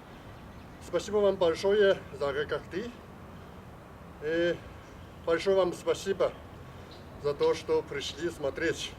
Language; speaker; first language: Russian; non-native, learner; Chinese